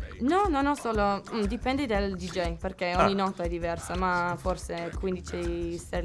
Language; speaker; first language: Italian; non-native, learner; English